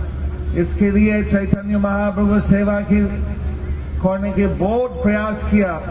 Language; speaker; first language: Hindi; non-native, learner; English